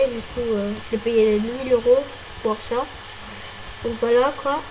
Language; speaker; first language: French; native; French